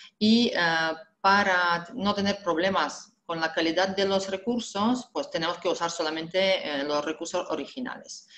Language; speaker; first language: Spanish; non-native, fluent; Russian